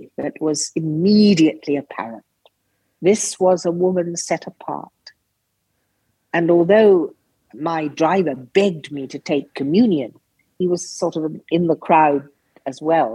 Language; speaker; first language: English; native; English